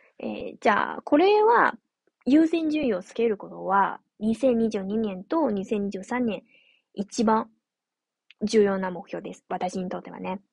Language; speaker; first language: Japanese; non-native, fluent; Chinese